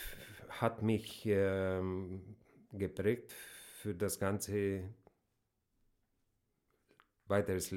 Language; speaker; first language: German; non-native, fluent; Romanian